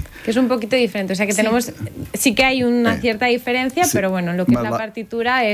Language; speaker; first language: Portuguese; non-native, learner; Catalan